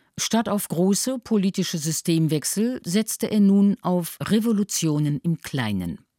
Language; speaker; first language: German; native; German